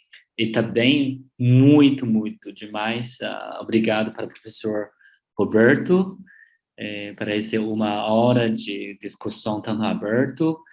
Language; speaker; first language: Portuguese; non-native, learner; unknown